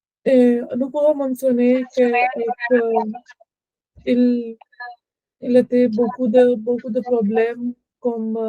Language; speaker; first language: French; non-native, learner; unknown